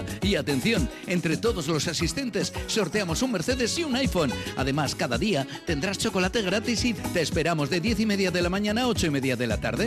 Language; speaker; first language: Spanish; native; Spanish